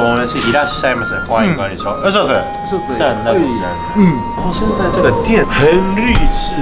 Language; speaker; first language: Chinese; non-native, fluent; Japanese